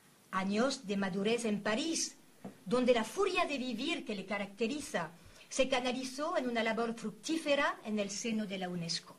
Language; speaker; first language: Spanish; native; Spanish